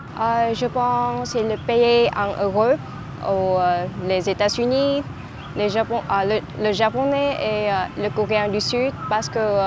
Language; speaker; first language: French; non-native, learner; Vietnamese